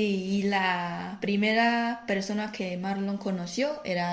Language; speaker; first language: Spanish; non-native, fluent; Chinese